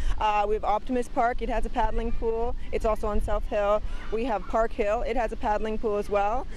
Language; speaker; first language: English; native; English